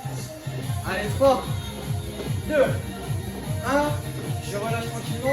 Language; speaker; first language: French; native; French